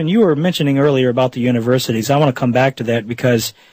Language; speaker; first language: English; native; English